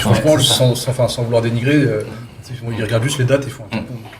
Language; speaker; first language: French; native; French